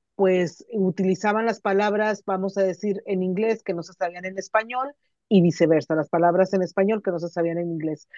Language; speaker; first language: Spanish; native; Spanish